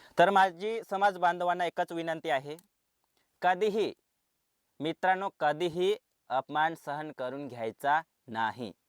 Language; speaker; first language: Marathi; non-native, local second language; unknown